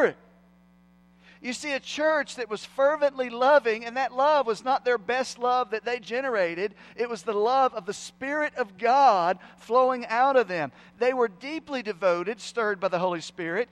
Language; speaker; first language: English; native; English